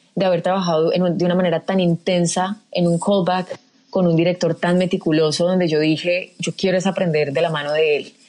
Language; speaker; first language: Spanish; native; Spanish